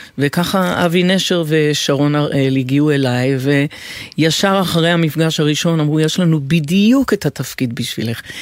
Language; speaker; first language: Hebrew; early bilingual, other home language; English